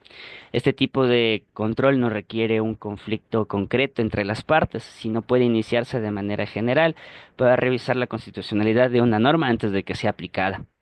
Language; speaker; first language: Spanish; native; Spanish